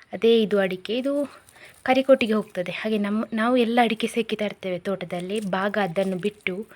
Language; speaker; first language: Kannada; non-native, local second language; Konkani